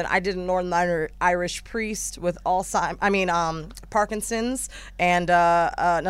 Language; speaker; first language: English; native; English